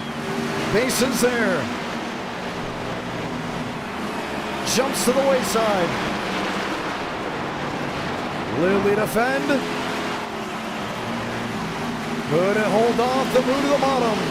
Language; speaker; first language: English; native; English